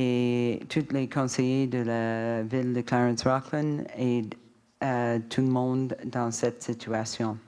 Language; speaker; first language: French; non-native, learner; English